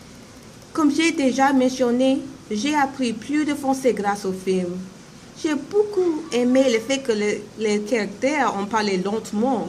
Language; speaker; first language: French; non-native, learner; English